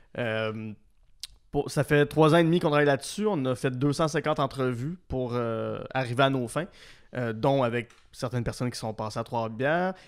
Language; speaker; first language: French; native; French